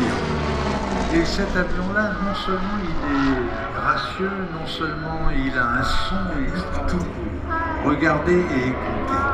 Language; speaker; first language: French; native; French